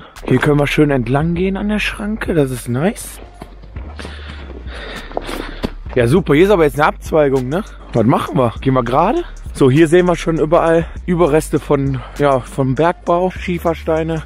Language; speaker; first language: German; native; German